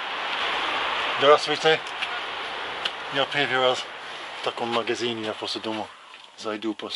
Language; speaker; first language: Russian; non-native, fluent; English